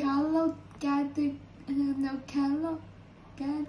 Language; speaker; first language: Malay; early bilingual, heritage; English